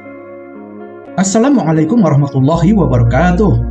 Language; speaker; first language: Indonesian; native; Indonesian